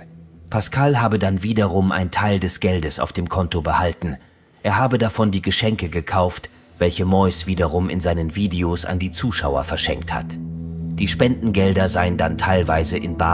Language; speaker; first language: German; native; German